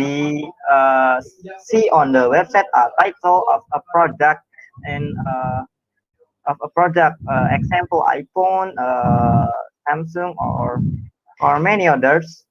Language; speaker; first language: English; non-native, learner; Indonesian